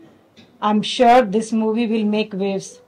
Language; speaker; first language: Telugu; early bilingual, heritage; Telugu